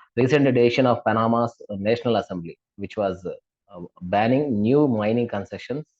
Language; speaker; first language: English; non-native, local second language; Telugu